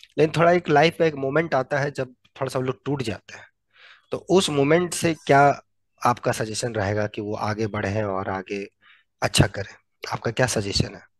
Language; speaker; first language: Hindi; native; Hindi